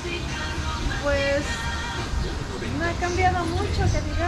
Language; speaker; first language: Spanish; native; Spanish